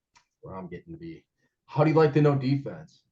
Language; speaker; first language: English; native; English